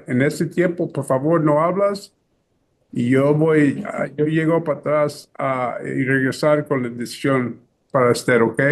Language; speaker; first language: Spanish; early bilingual, heritage; English